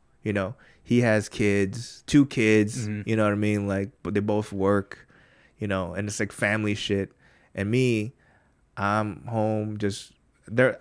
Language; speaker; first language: English; early bilingual, other home language; Korean